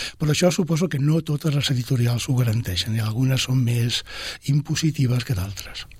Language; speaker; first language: Catalan; non-native, local second language; Spanish